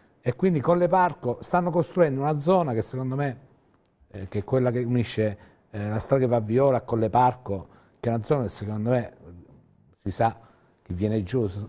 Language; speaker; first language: Italian; native; Italian